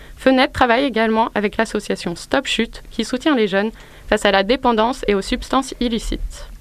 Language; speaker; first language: French; native; French